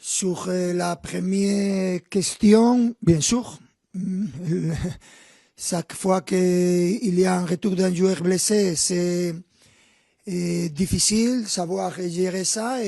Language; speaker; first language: French; non-native, fluent; Spanish